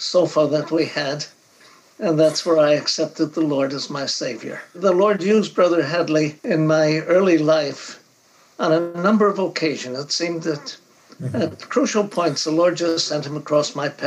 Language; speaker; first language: English; native; English